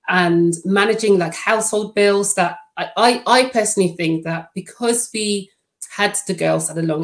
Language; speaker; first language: English; non-native, fluent; Dutch